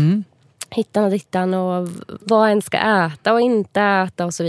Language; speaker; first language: Swedish; native; Swedish